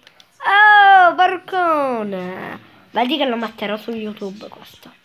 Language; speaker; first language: Italian; native; Italian